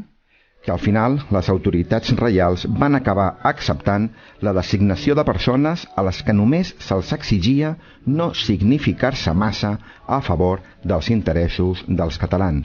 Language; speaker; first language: Catalan; native; Catalan